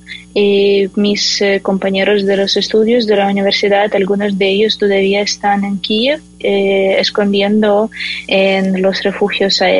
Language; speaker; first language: Spanish; non-native, fluent; Ukrainian